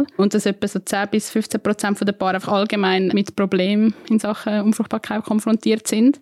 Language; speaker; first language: German; native; German